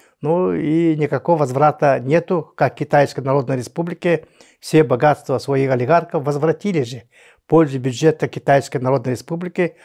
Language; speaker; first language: Russian; non-native, local second language; Yakut